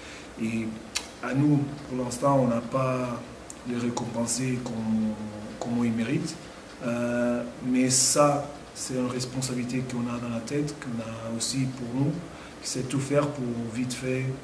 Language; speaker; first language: French; non-native, fluent; Portuguese